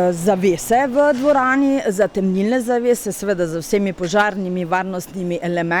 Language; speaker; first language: Slovenian; native; Slovenian